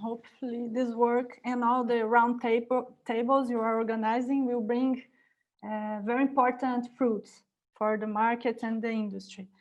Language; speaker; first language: English; non-native, fluent; Portuguese